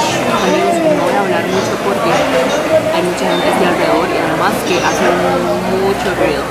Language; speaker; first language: Spanish; early bilingual, other home language; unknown